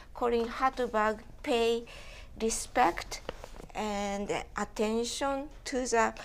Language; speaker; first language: English; non-native, fluent; Japanese